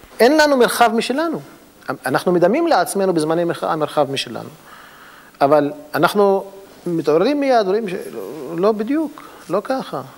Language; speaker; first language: Hebrew; non-native, local second language; Arabic